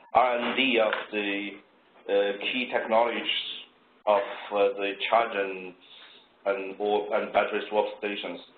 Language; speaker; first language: English; non-native, fluent; Chinese